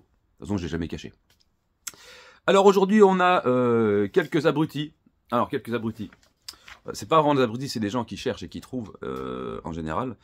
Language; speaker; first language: French; native; French